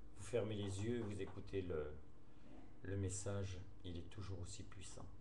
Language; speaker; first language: French; native; French